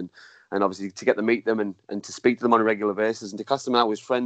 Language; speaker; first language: English; native; English